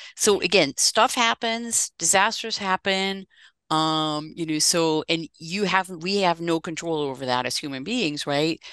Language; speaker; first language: English; non-native, fluent; Dutch